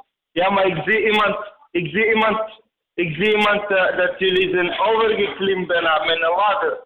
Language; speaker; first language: Dutch; non-native, fluent; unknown